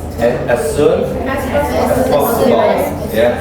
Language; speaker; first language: English; non-native, fluent; Indonesian